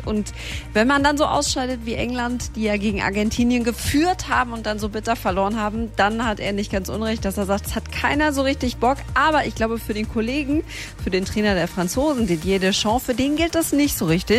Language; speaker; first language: German; native; German